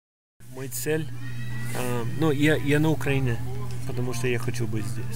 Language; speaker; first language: Russian; non-native, fluent; English